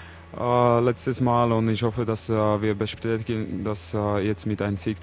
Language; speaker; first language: German; non-native, fluent; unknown